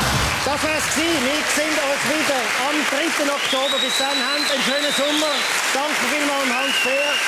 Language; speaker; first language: German; native; German